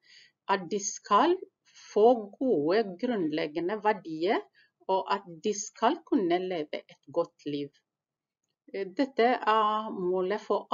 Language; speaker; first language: Norwegian; non-native, fluent; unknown